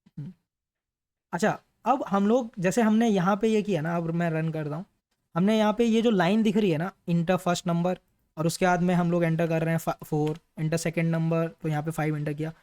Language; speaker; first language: Hindi; native; Hindi